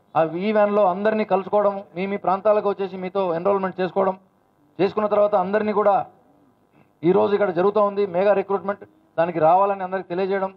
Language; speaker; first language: Telugu; native; Telugu